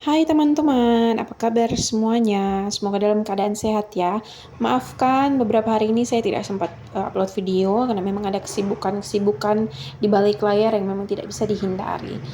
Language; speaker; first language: Indonesian; native; Indonesian